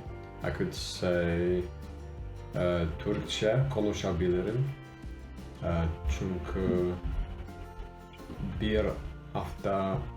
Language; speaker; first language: Turkish; non-native, learner; English